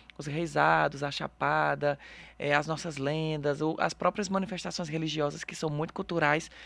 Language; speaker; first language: Portuguese; native; Portuguese